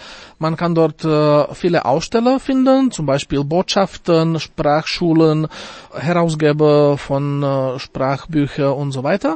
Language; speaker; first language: German; non-native, fluent; Slovak